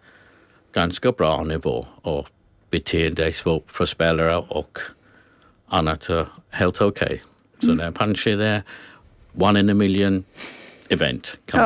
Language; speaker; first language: Swedish; non-native, fluent; English